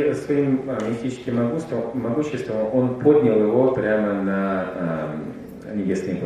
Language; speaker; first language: Russian; native; Russian